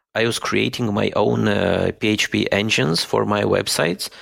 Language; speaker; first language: English; non-native, fluent; Romanian